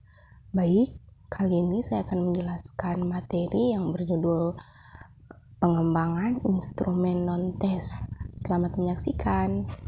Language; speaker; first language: Indonesian; native; Indonesian